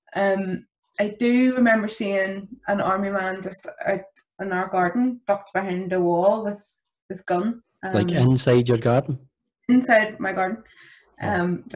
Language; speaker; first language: English; native; English